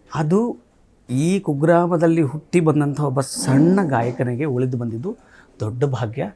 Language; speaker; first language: Kannada; non-native, local second language; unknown